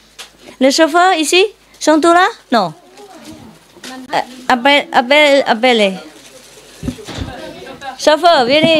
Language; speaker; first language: French; non-native, learner; Vietnamese